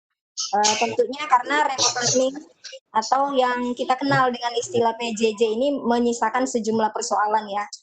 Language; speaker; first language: Indonesian; native; Indonesian